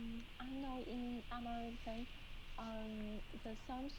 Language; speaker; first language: English; non-native, learner; Chinese